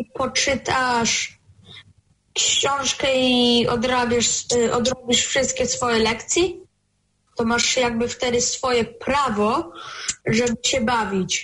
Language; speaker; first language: Polish; early bilingual, heritage; Polish